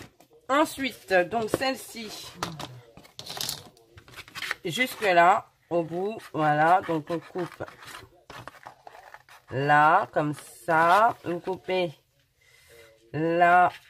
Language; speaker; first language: French; native; French